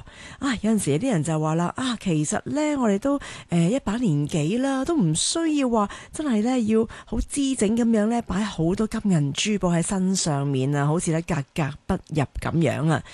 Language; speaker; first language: Cantonese; native; Cantonese